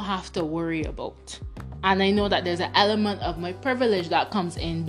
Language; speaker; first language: English; non-native, local second language; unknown